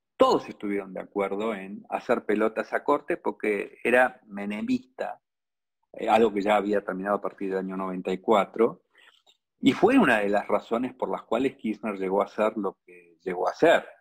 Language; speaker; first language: Spanish; native; Spanish